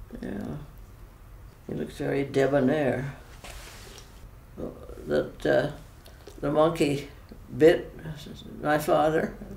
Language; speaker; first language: English; native; English